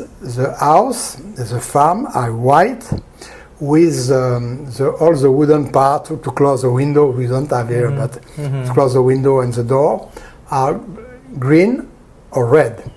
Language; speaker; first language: English; non-native, learner; French